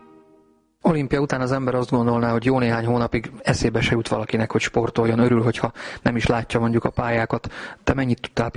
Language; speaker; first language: Hungarian; native; Hungarian